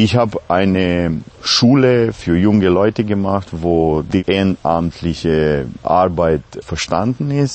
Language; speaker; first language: German; non-native, fluent; Romanian